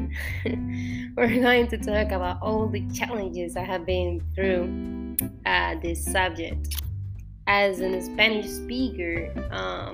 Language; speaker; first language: English; non-native, fluent; Spanish